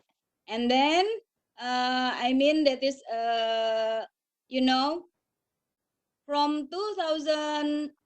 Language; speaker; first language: English; non-native, learner; Indonesian